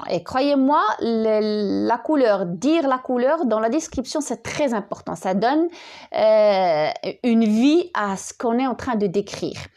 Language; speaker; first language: French; non-native, local second language; Arabic